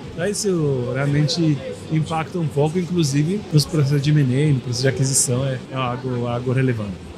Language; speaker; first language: Portuguese; non-native, fluent; Italian